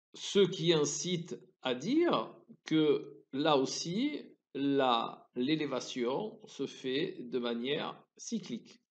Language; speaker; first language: French; native; French